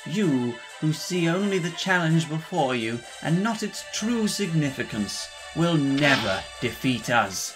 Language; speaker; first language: English; native; English